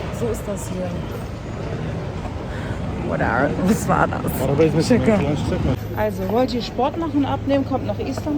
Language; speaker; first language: German; early bilingual, other home language; Turkish